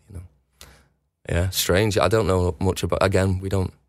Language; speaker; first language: English; native; English